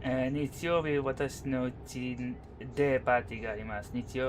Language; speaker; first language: Japanese; non-native, learner; English